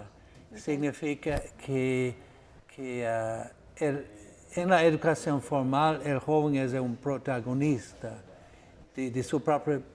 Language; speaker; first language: Spanish; non-native, fluent; Portuguese